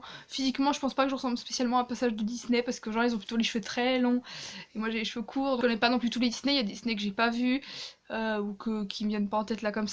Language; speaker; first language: French; native; French